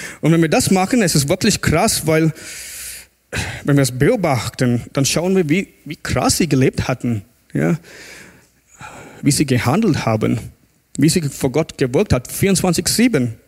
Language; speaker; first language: German; non-native, fluent; English